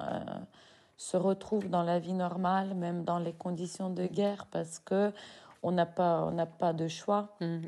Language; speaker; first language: French; non-native, fluent; Russian